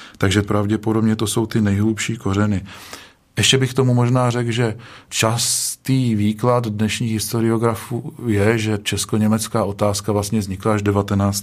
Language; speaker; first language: Czech; native; Czech